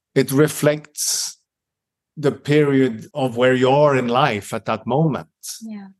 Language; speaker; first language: English; non-native, fluent; Swedish